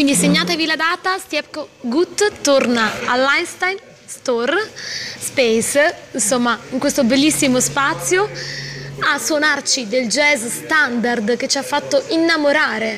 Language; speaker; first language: Italian; native; Italian